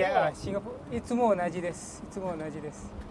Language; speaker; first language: Japanese; non-native, learner; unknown